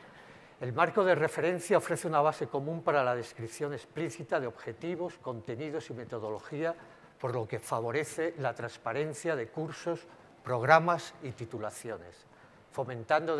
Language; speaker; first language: Spanish; native; Spanish